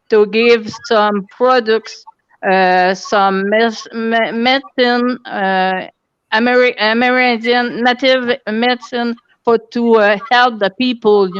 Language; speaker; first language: English; non-native, local second language; French